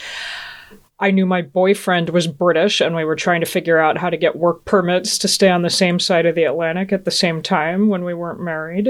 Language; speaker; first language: English; native; English